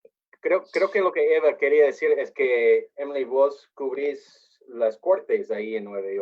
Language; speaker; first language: Spanish; non-native, fluent; English